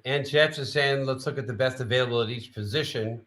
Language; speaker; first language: English; native; English